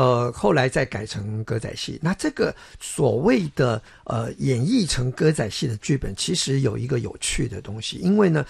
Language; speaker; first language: Chinese; non-native, local second language; Min Nan Chinese